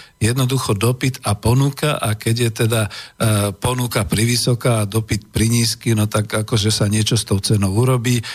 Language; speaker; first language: Slovak; native; Slovak